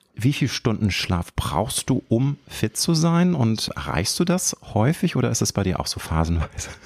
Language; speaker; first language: German; native; German